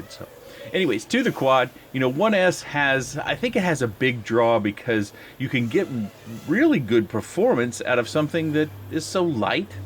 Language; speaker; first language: English; native; English